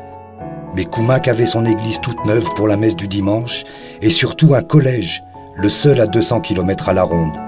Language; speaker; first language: French; native; French